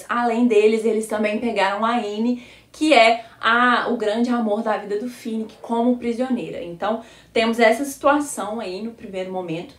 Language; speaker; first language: Portuguese; native; Portuguese